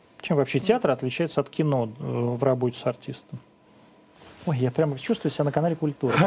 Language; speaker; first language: Russian; native; Russian